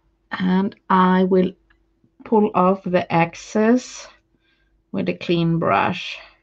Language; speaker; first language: English; non-native, fluent; Swedish